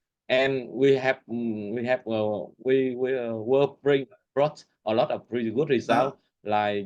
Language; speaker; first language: English; non-native, learner; Vietnamese